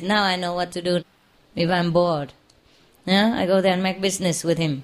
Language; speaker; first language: English; non-native, fluent; Vietnamese